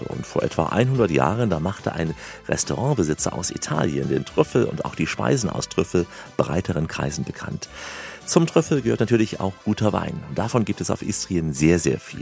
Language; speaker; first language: German; native; German